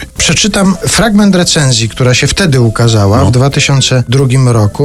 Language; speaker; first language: Polish; native; Polish